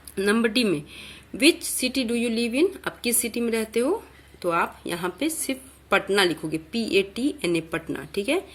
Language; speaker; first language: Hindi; native; Hindi